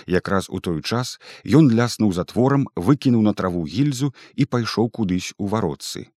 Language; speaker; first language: Belarusian; native; Belarusian